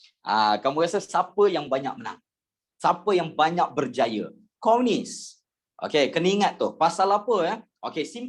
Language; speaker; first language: Malay; native; Malay